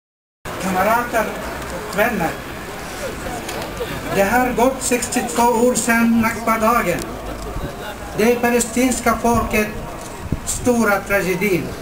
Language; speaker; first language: Swedish; non-native, fluent; Arabic